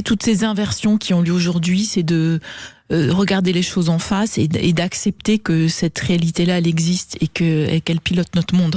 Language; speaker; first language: French; native; French